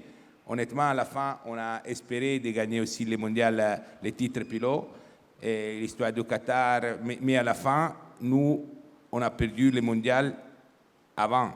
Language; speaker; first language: French; non-native, fluent; Italian